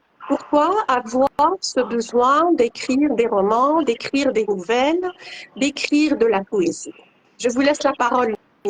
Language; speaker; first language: French; non-native, local second language; Arabic